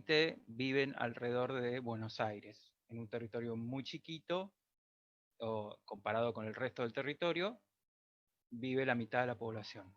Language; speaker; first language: Spanish; native; Spanish